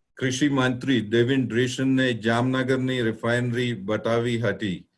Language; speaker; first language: Gujarati; non-native, learner; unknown